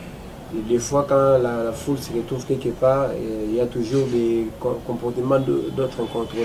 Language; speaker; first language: French; non-native, local second language; Lingala